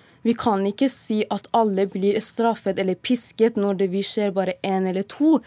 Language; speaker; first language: Norwegian; non-native, fluent; Persian